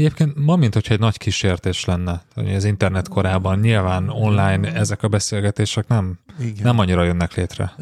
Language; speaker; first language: Hungarian; native; Hungarian